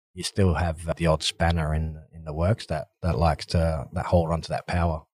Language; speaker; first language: English; native; English